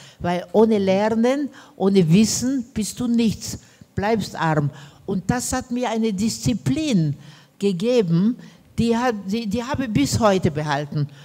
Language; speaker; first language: German; non-native, fluent; Romanian